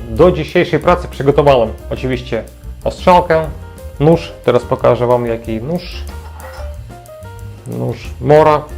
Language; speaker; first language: Polish; non-native, learner; Ukrainian